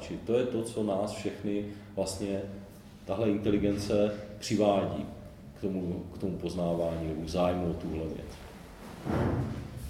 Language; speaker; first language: Czech; native; Czech